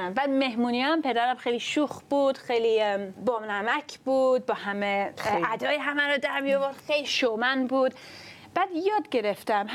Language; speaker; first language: Persian; early bilingual, other home language; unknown